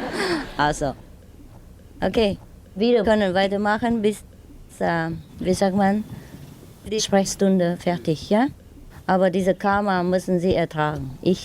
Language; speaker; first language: German; non-native, fluent; Vietnamese